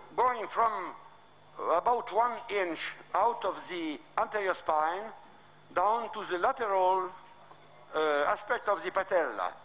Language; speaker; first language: English; non-native, fluent; French